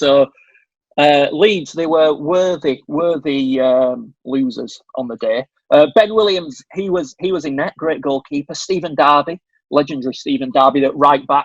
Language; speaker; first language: English; native; English